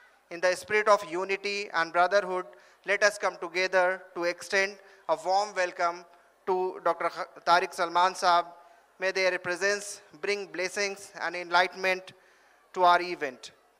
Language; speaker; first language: English; non-native, local second language; Urdu